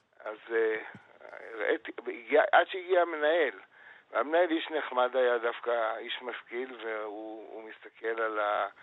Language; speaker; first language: Hebrew; native; Hebrew